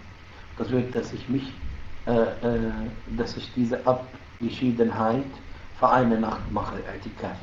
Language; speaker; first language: German; non-native, fluent; Arabic